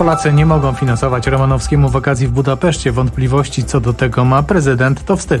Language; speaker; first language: Polish; native; Polish